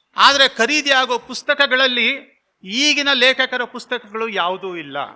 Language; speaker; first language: Kannada; native; Kannada